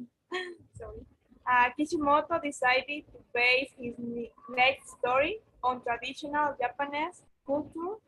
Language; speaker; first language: English; non-native, learner; Spanish